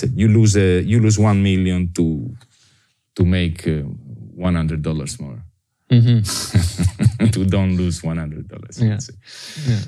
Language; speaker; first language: English; non-native, fluent; Italian